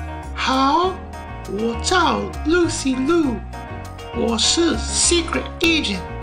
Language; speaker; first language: Chinese; non-native, learner; English